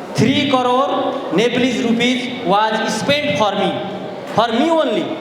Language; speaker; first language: English; non-native, local second language; Nepali